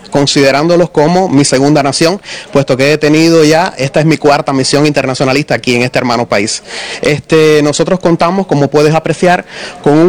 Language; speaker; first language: Spanish; native; Spanish